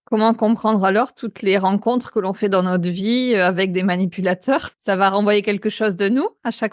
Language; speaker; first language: French; native; French